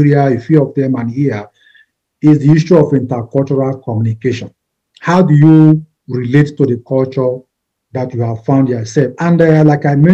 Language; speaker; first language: English; non-native, local second language; Igbo